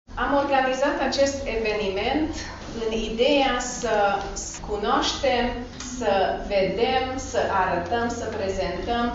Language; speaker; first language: Romanian; early bilingual, heritage; Romanian